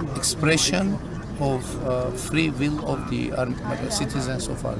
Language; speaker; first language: English; non-native, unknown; Armenian